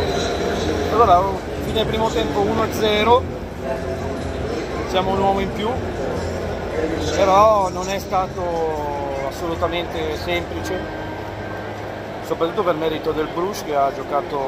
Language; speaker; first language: Italian; native; Italian